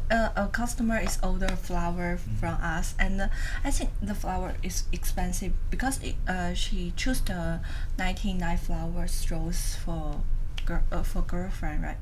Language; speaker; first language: English; non-native, learner; Chinese